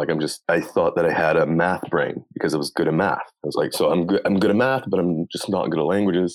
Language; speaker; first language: English; non-native, fluent; Portuguese